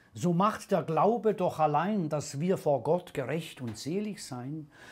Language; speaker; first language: German; native; German